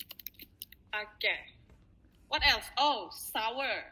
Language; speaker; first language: English; non-native, fluent; Indonesian